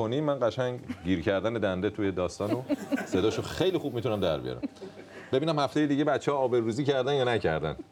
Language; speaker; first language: Persian; native; Persian